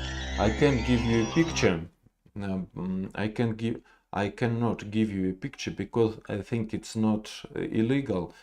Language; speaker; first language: English; non-native, learner; Russian